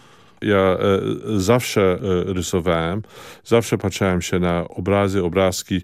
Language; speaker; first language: Polish; early bilingual, heritage; Polish